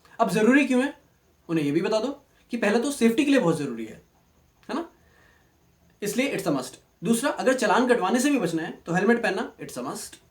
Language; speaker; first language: Hindi; native; Hindi